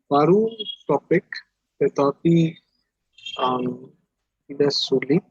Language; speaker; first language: Indonesian; non-native, learner; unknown